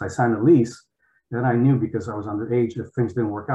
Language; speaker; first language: English; early bilingual, other home language; Polish